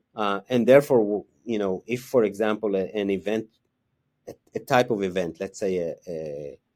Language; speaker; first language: English; non-native, fluent; Hebrew